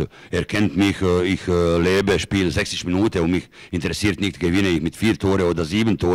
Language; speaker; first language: German; non-native, fluent; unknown